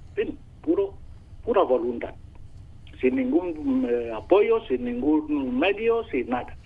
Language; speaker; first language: Spanish; non-native, local second language; Fang